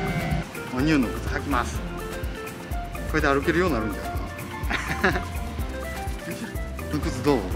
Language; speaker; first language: Japanese; native; Japanese